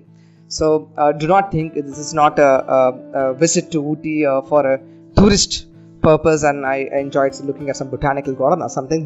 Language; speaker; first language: English; non-native, local second language; Tamil